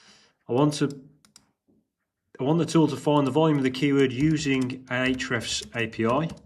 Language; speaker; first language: English; native; English